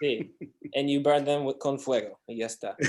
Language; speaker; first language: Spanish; non-native, learner; English